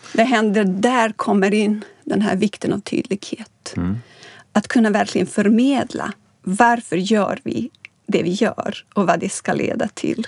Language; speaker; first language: Swedish; non-native, fluent; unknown